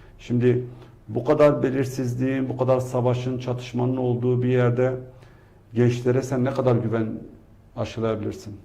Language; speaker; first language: Turkish; non-native, local second language; Kurdish